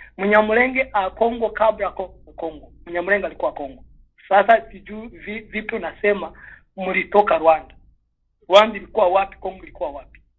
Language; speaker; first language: Swahili; non-native, local second language; Kinyarwanda